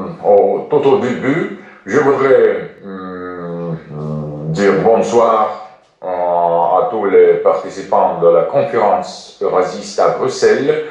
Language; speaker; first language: French; non-native, fluent; Russian